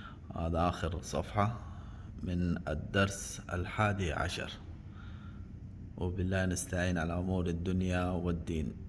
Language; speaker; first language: Arabic; non-native, local second language; Somali